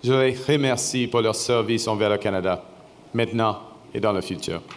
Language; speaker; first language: French; non-native, fluent; English